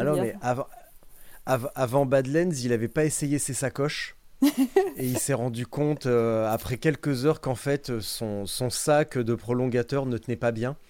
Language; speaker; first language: French; native; French